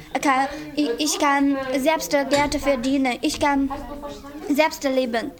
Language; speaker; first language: German; non-native, learner; Chinese